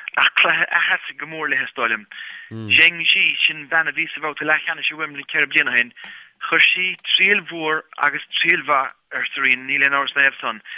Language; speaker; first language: Irish; native; Irish